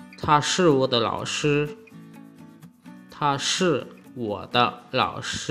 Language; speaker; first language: Chinese; non-native, fluent; Lao